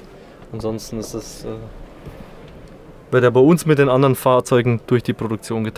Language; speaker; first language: German; native; German